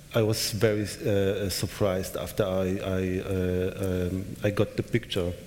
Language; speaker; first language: English; non-native, learner; Polish